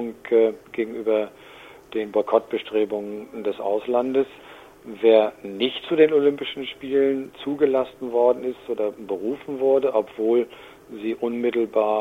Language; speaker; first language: German; native; German